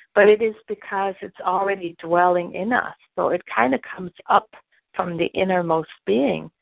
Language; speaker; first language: English; non-native, fluent; German